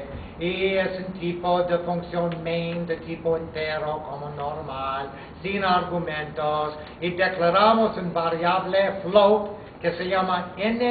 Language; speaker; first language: Spanish; non-native, fluent; English